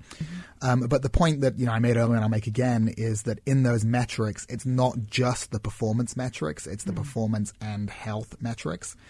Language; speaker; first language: English; native; English